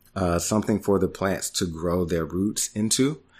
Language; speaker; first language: English; native; English